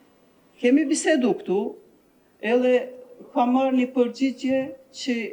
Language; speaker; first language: Albanian; non-native, local second language; Turkish